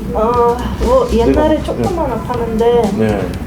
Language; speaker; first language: Korean; non-native, fluent; Russian